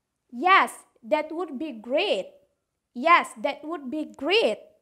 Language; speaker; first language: English; non-native, fluent; Indonesian